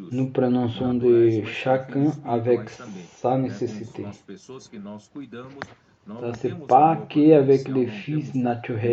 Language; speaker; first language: French; non-native, learner; Portuguese